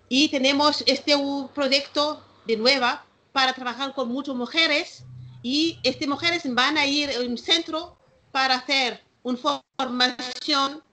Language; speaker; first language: Spanish; non-native, learner; Malagasy